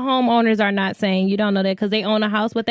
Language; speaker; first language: English; native; English